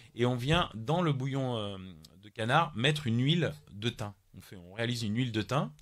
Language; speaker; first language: French; native; French